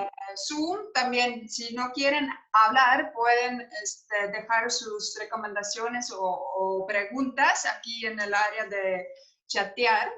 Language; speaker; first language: Spanish; non-native, learner; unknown